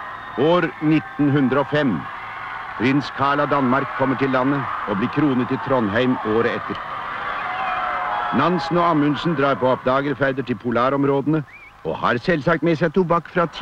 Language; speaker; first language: Norwegian; native; Norwegian